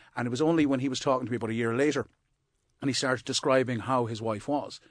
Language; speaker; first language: English; native; English